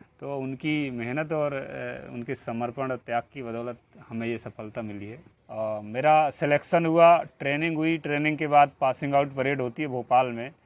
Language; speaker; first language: Hindi; native; Hindi